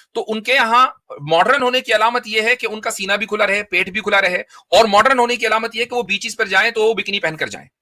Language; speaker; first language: Hindi; native; Hindi